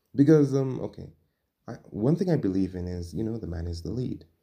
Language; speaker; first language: English; non-native, local second language; Swahili